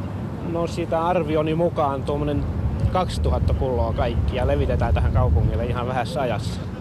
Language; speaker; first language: Finnish; native; Finnish